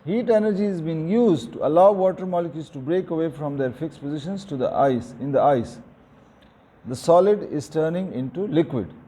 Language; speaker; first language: English; non-native, local second language; Urdu